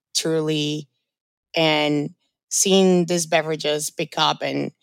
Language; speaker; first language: English; early bilingual, other home language; Spanish